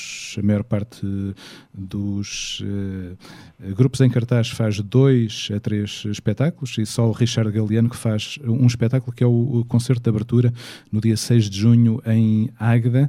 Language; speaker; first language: Portuguese; native; Portuguese